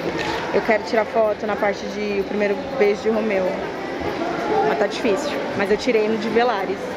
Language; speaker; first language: Portuguese; native; Portuguese